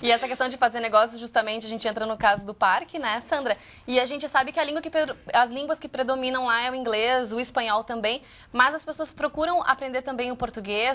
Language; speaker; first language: Portuguese; native; Portuguese